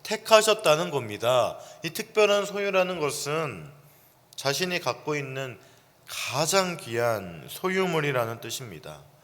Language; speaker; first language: Korean; native; Korean